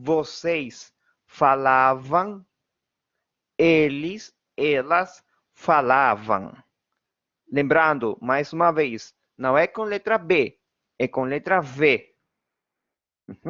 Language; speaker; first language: Portuguese; non-native, fluent; Spanish